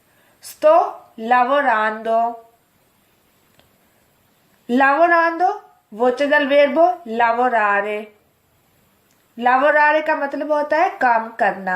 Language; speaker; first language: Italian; non-native, fluent; Urdu